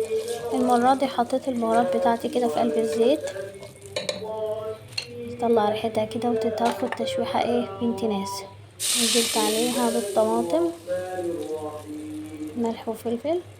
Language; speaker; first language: Arabic; native; Arabic